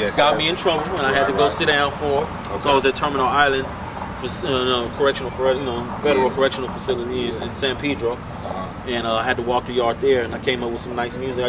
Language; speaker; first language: English; native; English